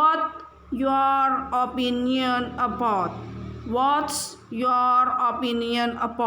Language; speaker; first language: English; non-native, learner; Indonesian